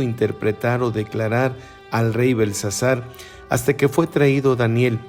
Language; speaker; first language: Spanish; native; Spanish